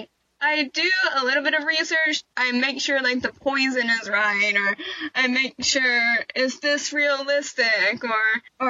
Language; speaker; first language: English; native; English